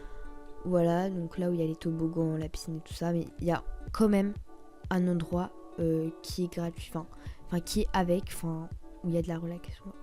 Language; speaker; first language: French; native; French